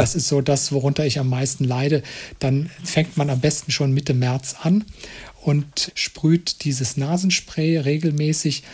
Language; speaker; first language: German; native; German